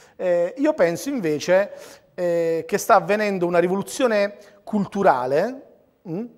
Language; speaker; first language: Italian; native; Italian